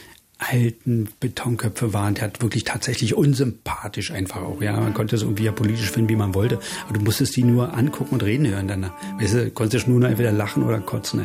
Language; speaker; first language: German; native; German